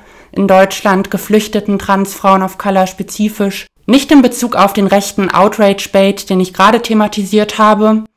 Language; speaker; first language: German; native; German